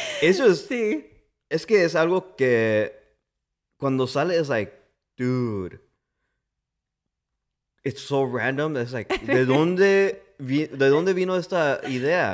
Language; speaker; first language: Spanish; early bilingual, heritage; English